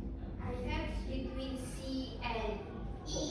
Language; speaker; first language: English; non-native, learner; Indonesian